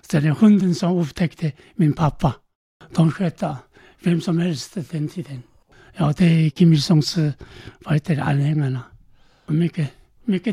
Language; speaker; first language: Swedish; non-native, learner; Korean